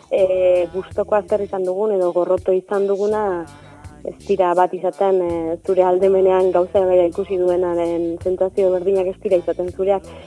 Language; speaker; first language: Basque; native; Basque